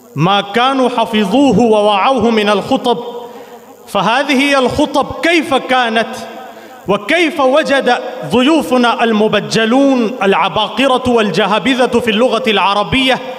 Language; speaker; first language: Arabic; non-native, fluent; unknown